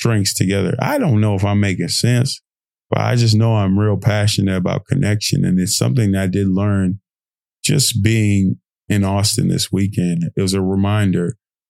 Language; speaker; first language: English; native; English